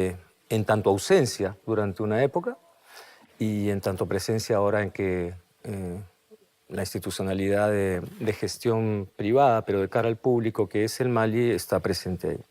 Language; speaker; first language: Spanish; native; Spanish